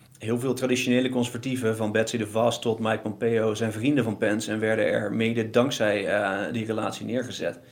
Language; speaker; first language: Dutch; native; Dutch